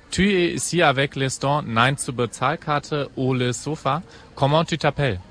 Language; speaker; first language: French; non-native, fluent; German